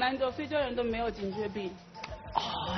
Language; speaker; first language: Chinese; non-native, fluent; Akan